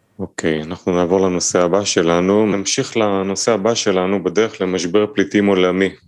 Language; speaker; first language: Hebrew; native; Hebrew